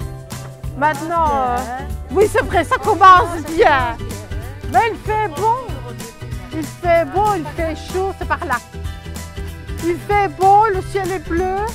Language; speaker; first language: French; native; French